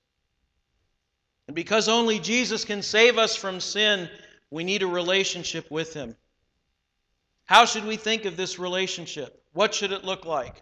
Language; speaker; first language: English; native; English